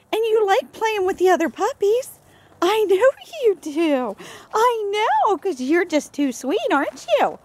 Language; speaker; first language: English; native; English